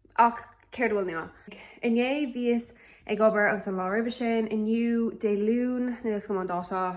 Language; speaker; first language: Irish; non-native, local second language; English